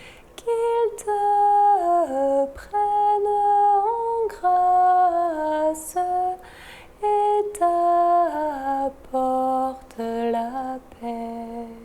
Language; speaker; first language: French; native; French